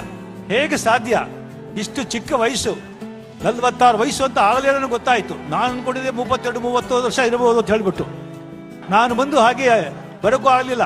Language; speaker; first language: Kannada; non-native, local second language; Marathi